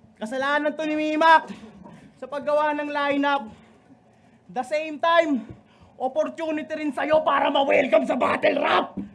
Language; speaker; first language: Filipino; native; Filipino